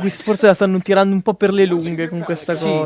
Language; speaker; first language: Italian; native; Italian